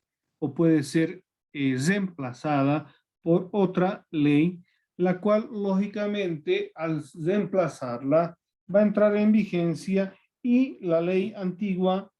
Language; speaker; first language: Spanish; native; Spanish